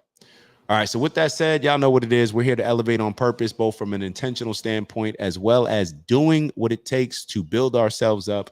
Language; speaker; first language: English; native; English